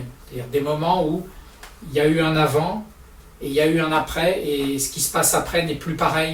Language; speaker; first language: French; native; French